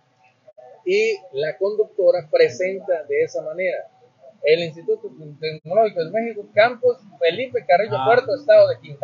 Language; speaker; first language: Spanish; native; Spanish